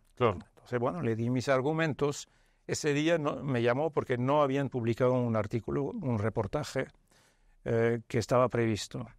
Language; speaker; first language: Spanish; non-native, fluent; Arabic